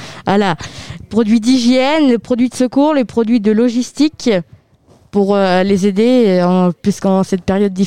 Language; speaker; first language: French; native; French